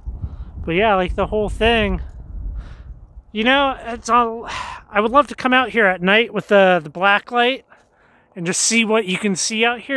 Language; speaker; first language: English; native; English